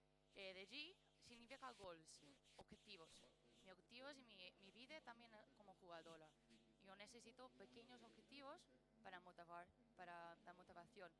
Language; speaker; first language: Spanish; non-native, learner; English